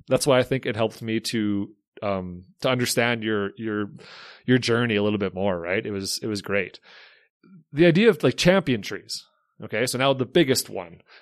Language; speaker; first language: English; native; English